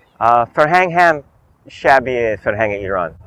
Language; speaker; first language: Persian; non-native, fluent; English